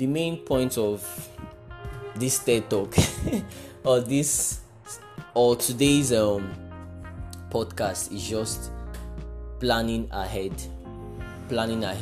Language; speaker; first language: English; non-native, local second language; Igbo